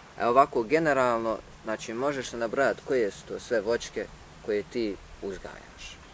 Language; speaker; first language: Bosnian; native; Bosnian